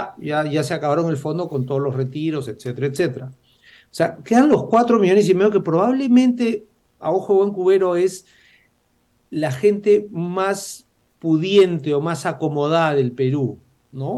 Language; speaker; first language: Spanish; native; Spanish